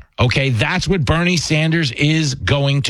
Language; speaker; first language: English; native; English